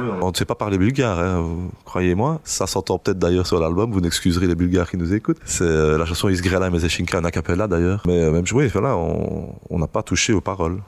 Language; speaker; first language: French; native; French